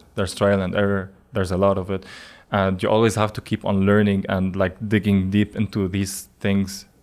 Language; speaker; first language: English; non-native, fluent; Arabic